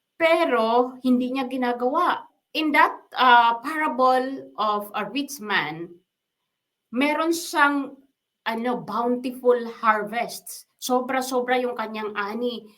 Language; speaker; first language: Filipino; non-native, local second language; Waray